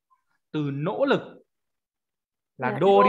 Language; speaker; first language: Vietnamese; native; Vietnamese